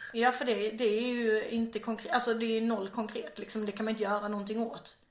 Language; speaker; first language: Swedish; native; Swedish